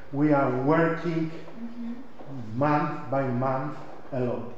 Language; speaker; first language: English; non-native, learner; Polish